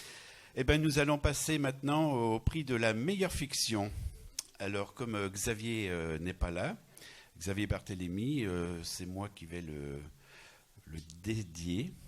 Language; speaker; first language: French; native; French